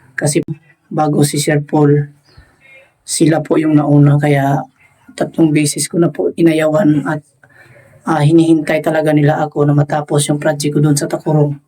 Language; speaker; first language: Filipino; non-native, local second language; Cebuano